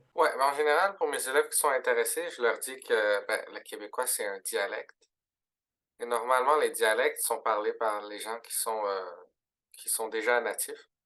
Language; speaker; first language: French; early bilingual, other home language; Arabic